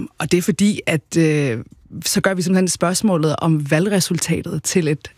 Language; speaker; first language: Danish; early bilingual, other home language; Arabic